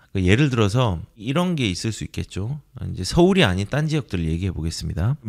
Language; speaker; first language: Korean; native; Korean